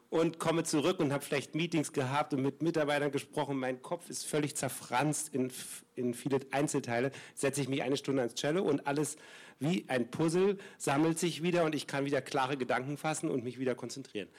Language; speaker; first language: German; native; German